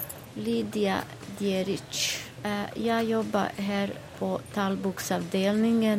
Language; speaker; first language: Swedish; non-native, fluent; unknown